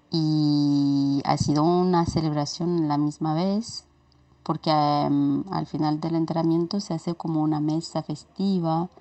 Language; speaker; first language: Spanish; non-native, fluent; Romanian